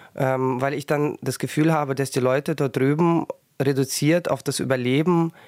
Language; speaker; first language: German; early bilingual, other home language; Russian